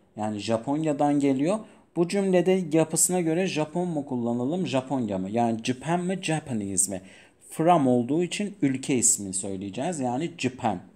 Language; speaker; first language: Turkish; non-native, fluent; Persian